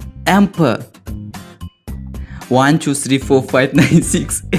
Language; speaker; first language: English; non-native, learner; Kazakh